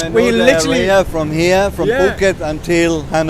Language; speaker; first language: English; non-native, learner; German